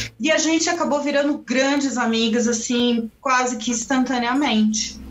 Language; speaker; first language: Portuguese; non-native, fluent; Spanish